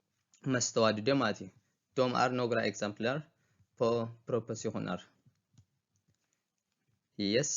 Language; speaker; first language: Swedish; non-native, fluent; Tigrinya